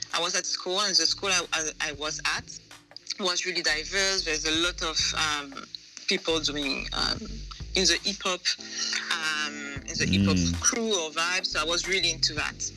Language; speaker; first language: English; non-native, fluent; French